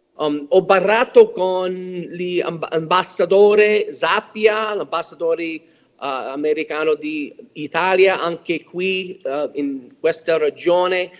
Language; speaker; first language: Italian; early bilingual, heritage; English